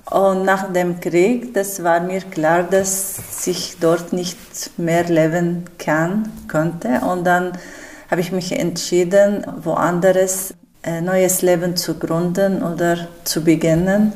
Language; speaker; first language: German; non-native, fluent; Arabic